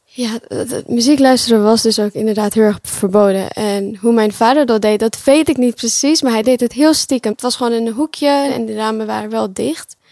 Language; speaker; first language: Dutch; early bilingual, other home language; Pashto